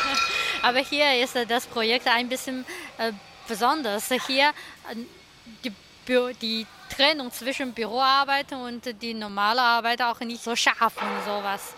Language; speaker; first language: German; non-native, learner; Chinese